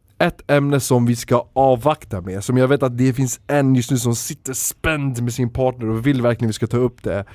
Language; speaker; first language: Swedish; early bilingual, other home language; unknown